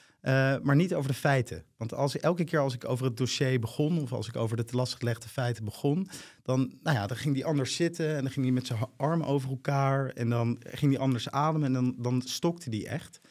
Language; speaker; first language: Dutch; native; Dutch